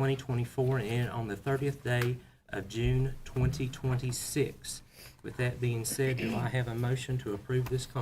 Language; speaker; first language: English; native; English